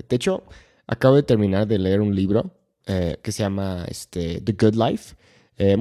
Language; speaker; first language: Spanish; non-native, fluent; English